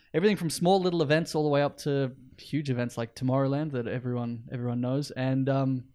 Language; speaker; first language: English; native; English